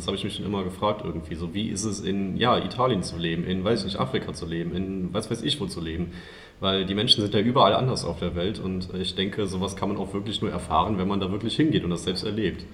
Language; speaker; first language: German; native; German